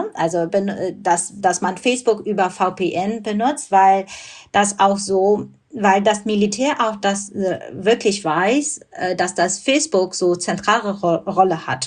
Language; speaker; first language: German; non-native, fluent; Burmese